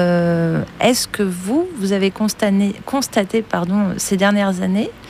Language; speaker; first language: French; native; French